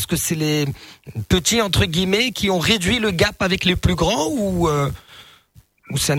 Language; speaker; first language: French; non-native, local second language; Arabic